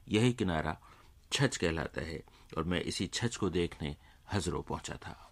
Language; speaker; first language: Urdu; native; Urdu